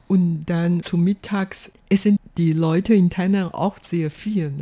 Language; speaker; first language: German; non-native, fluent; Chinese